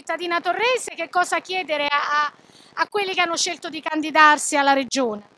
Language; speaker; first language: Italian; native; Italian